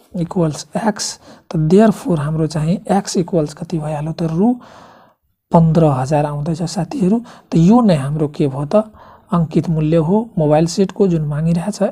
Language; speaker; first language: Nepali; non-native, local second language; Maithili